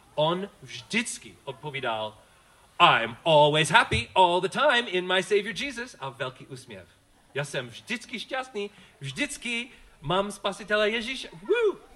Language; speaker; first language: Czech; non-native, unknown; English